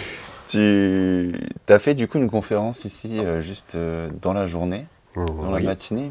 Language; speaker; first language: French; native; French